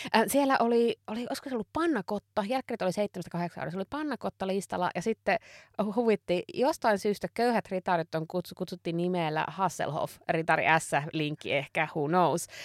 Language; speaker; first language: Finnish; native; Finnish